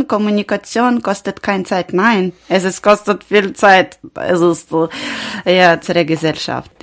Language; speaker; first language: German; non-native, learner; Ukrainian